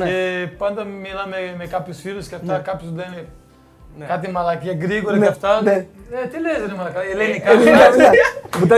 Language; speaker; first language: Greek; non-native, fluent; Portuguese